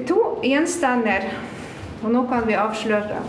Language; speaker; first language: Norwegian; non-native, fluent; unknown